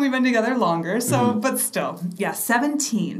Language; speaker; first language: English; native; English